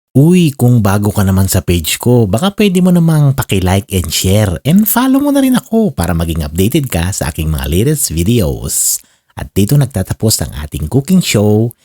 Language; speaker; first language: Filipino; non-native, local second language; Iloko